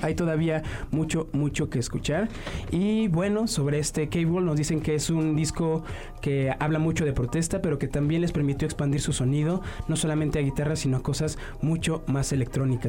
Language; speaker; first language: Spanish; native; Spanish